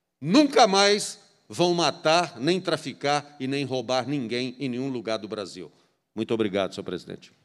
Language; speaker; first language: Portuguese; native; Portuguese